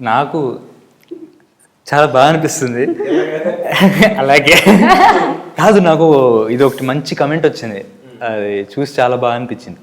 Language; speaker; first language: Telugu; native; Telugu